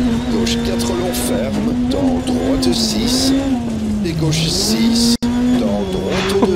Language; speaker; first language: French; native; French